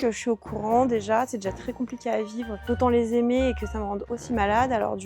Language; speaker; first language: French; native; French